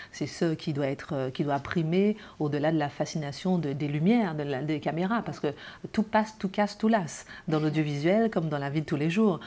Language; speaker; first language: French; non-native, local second language; Guadeloupean Creole French